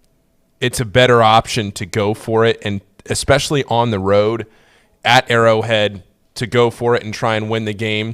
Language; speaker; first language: English; native; English